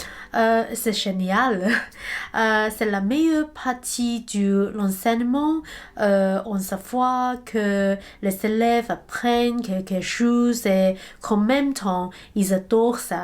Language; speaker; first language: French; non-native, learner; Cantonese